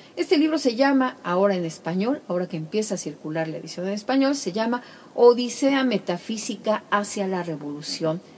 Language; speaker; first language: Spanish; native; Spanish